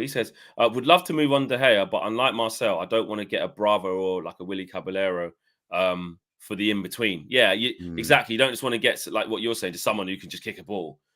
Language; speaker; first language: English; native; English